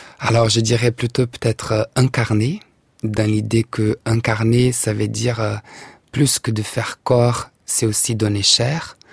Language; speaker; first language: French; non-native, fluent; Portuguese